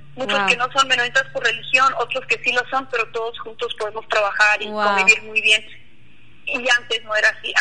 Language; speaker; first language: Spanish; non-native, local second language; Plautdietsch